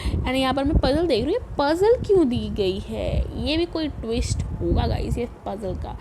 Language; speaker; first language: Hindi; non-native, local second language; Punjabi